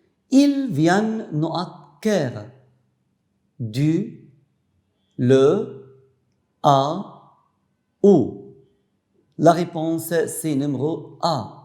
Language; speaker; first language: French; non-native, fluent; Arabic